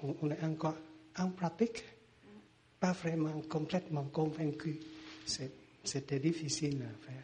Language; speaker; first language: French; non-native, learner; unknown